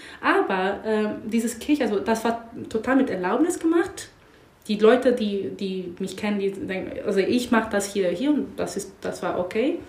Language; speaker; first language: German; non-native, learner; English